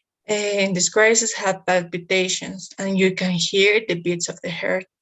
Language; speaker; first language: English; non-native, learner; Spanish